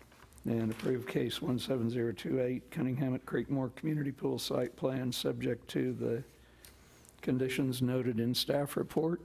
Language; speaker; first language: English; native; English